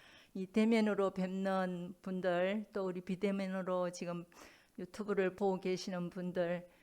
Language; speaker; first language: Korean; native; Korean